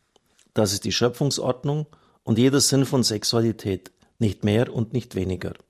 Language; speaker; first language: German; native; German